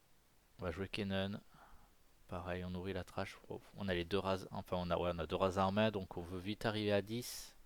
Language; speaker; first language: French; native; French